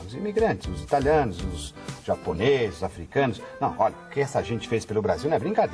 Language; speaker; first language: Portuguese; native; Portuguese